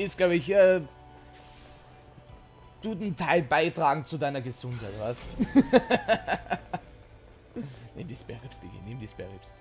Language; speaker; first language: German; native; German